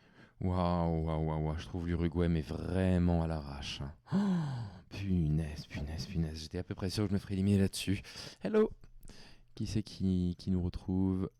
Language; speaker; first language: French; native; French